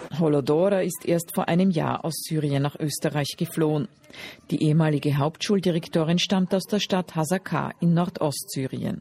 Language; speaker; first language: German; native; German